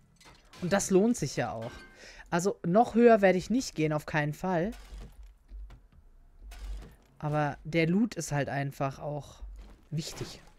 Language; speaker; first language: German; native; German